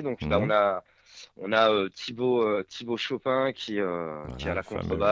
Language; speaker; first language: French; native; French